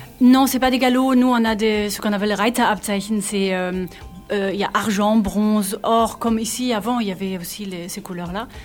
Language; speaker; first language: French; non-native, fluent; German